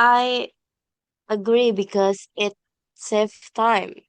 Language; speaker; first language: English; non-native, learner; Indonesian